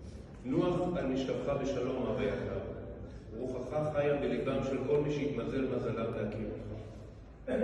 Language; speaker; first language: Hebrew; native; Hebrew